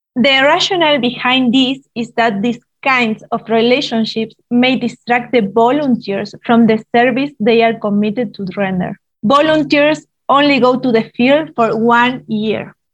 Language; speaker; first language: English; non-native, fluent; Spanish